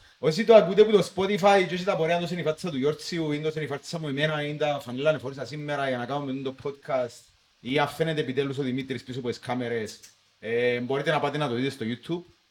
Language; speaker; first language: Greek; native; Greek